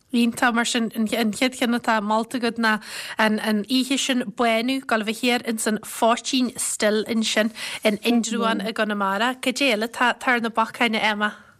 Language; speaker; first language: Irish; native; Irish